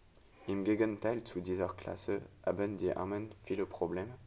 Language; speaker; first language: German; non-native, learner; French